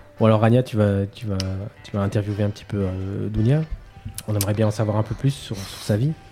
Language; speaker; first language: French; native; French